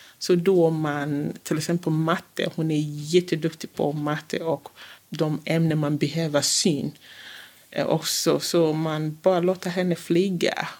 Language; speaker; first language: Swedish; non-native, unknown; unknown